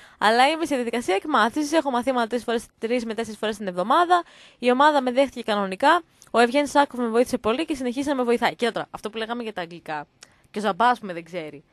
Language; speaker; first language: Greek; native; Greek